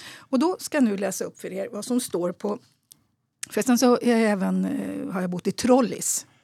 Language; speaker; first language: Swedish; native; Swedish